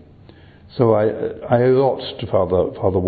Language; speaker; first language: English; native; English